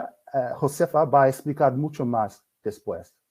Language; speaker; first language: Spanish; non-native, fluent; English